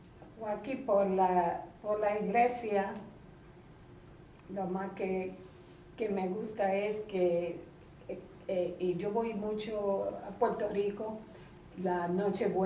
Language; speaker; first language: Spanish; early bilingual, heritage; Spanish